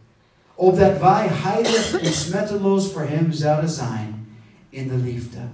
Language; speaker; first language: Dutch; non-native, fluent; English